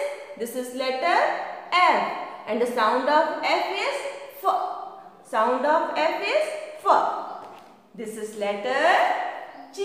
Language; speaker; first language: English; non-native, local second language; Hindi